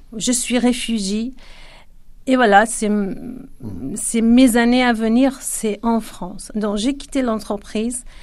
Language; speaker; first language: French; non-native, fluent; Kurdish